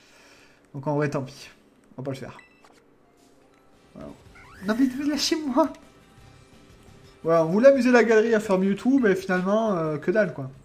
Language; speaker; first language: French; native; French